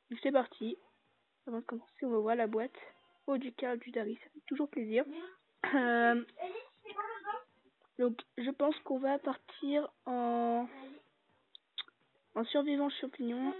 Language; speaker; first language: French; native; French